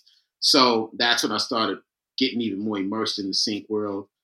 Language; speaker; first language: English; native; English